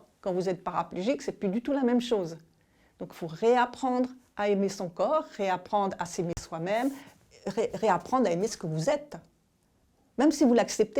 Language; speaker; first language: French; native; French